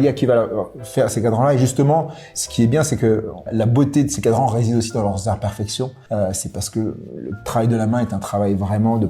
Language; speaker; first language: French; native; French